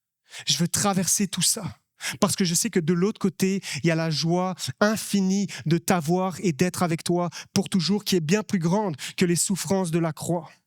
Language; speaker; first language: French; native; French